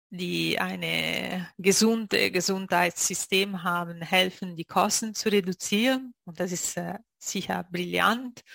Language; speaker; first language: German; non-native, fluent; Italian